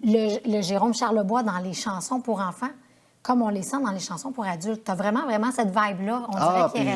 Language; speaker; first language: French; native; French